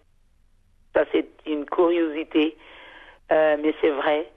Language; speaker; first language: French; non-native, fluent; Portuguese